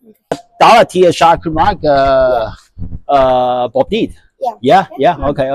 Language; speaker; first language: Welsh; non-native, learner; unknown